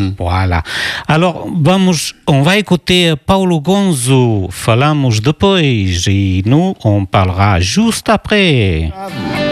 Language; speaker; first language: French; early bilingual, other home language; Portuguese